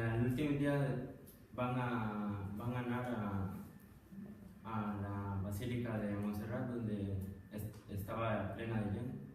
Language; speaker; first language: Catalan; non-native, learner; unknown